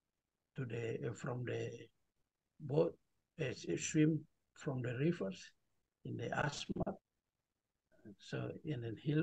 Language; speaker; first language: English; non-native, learner; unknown